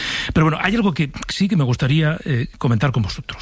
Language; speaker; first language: Spanish; native; Spanish